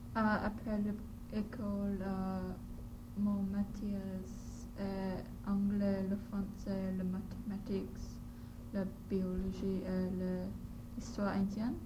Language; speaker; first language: French; non-native, learner; English